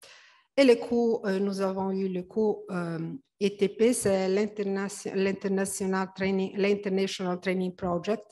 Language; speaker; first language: French; non-native, fluent; Italian